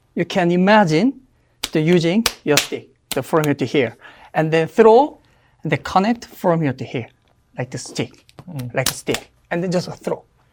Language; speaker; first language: English; non-native, learner; Korean